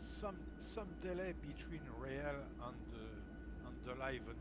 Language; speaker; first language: English; non-native, learner; French